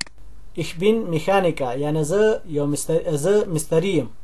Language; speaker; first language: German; non-native, learner; Pashto